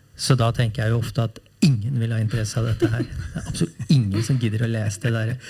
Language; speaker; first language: Norwegian; native; Norwegian